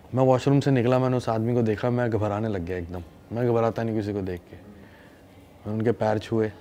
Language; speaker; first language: Hindi; native; Hindi